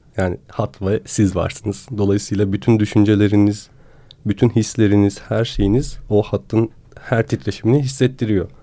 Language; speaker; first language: Turkish; native; Turkish